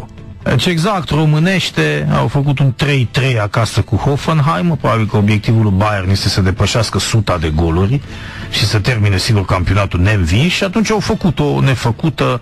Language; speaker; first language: Romanian; native; Romanian